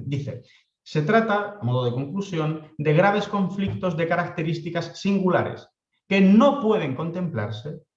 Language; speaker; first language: Spanish; native; Spanish